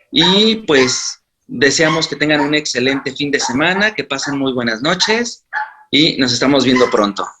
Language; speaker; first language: Spanish; native; Spanish